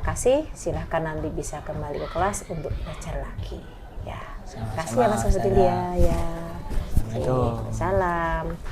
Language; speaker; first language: Indonesian; native; Indonesian